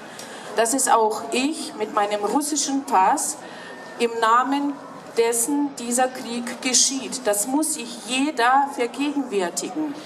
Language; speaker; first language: German; non-native, fluent; Russian